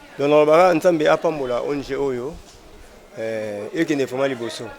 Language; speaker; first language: Lingala; native; Lingala